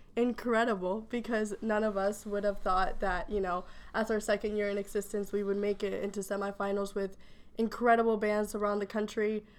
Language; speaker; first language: English; early bilingual, other home language; Spanish